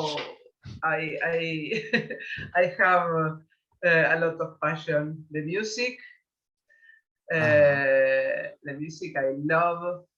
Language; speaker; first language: English; non-native, learner; Spanish